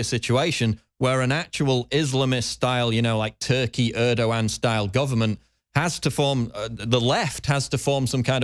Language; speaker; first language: English; native; English